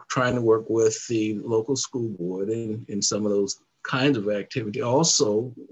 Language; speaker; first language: English; native; English